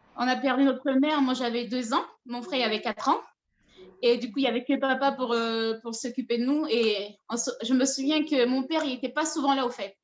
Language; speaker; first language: French; non-native, local second language; Dyula